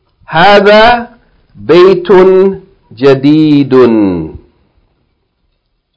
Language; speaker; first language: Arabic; non-native, fluent; English